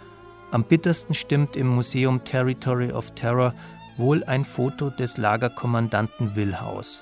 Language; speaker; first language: German; native; German